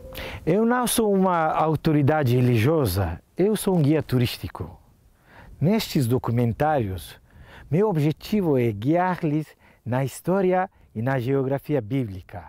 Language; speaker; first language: Portuguese; non-native, fluent; Turkish